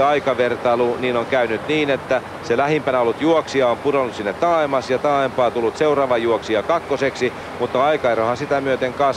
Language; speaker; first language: Finnish; native; Finnish